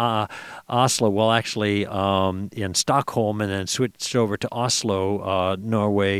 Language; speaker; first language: English; native; English